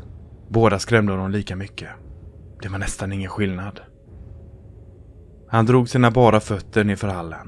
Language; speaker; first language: Swedish; native; Swedish